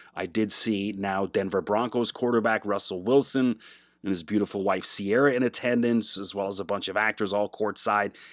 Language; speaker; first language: English; native; English